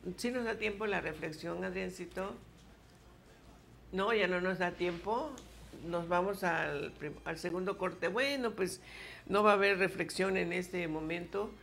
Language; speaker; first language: Spanish; native; Spanish